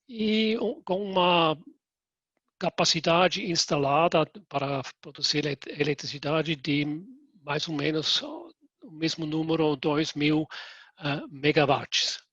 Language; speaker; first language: Portuguese; non-native, fluent; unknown